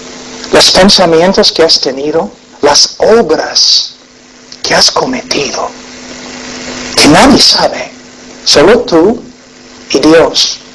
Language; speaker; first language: Spanish; non-native, fluent; English